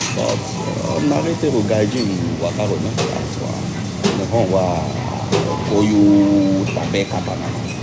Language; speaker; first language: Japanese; non-native, learner; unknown